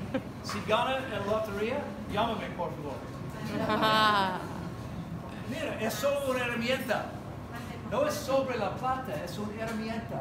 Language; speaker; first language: Spanish; non-native, learner; English